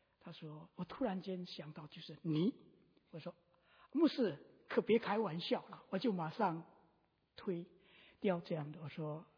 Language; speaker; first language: Chinese; early bilingual, heritage; Chinese